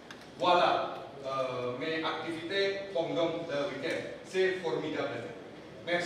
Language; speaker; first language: French; non-native, learner; Indonesian